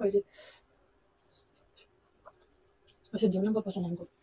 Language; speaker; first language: Hindi; non-native, local second language; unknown